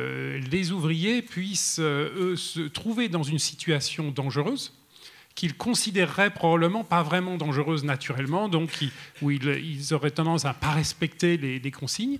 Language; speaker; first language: French; native; French